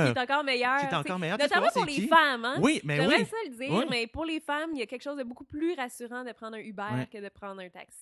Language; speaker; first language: French; native; French